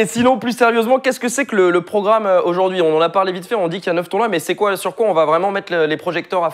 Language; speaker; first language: French; native; French